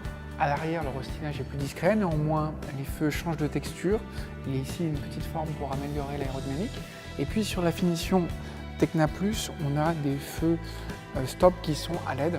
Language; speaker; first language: French; native; French